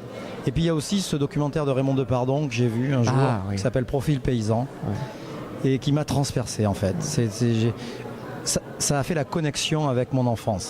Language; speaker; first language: French; native; French